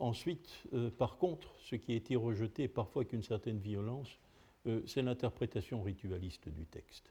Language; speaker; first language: French; native; French